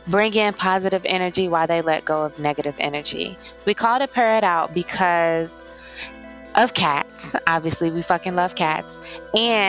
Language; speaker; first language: English; native; English